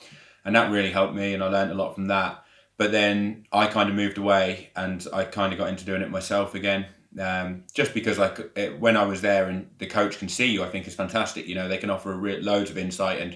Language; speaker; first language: English; native; English